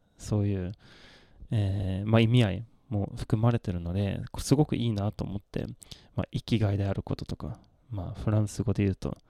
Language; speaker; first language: Japanese; non-native, fluent; Swedish